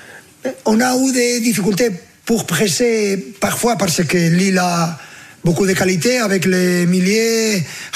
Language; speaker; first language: French; non-native, learner; Spanish